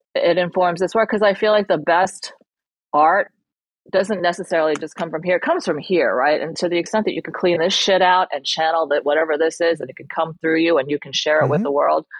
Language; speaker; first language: English; early bilingual, other home language; Chinese